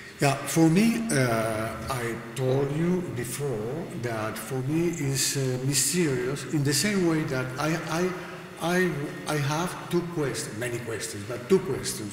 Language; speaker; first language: English; non-native, learner; Spanish